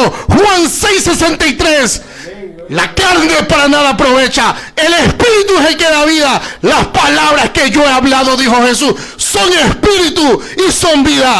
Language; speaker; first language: Spanish; native; Spanish